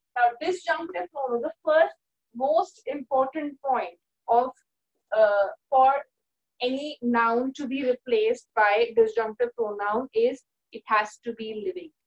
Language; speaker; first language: English; non-native, local second language; Hindi